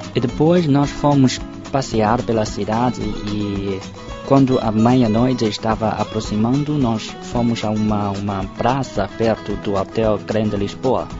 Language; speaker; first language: Portuguese; non-native, fluent; Chinese